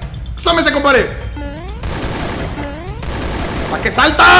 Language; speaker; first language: Spanish; native; Spanish